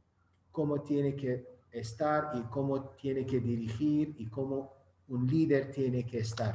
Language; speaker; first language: Spanish; non-native, learner; Azerbaijani